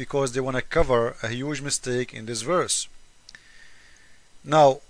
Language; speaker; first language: English; non-native, fluent; Arabic